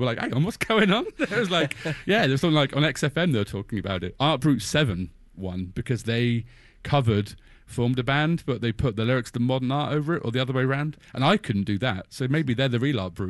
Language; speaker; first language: English; native; English